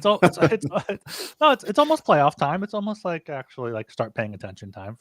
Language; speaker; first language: English; native; English